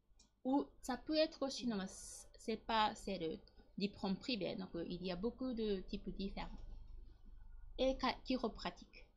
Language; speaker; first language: French; non-native, learner; Japanese